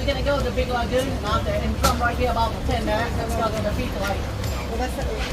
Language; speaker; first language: English; non-native, learner; Thai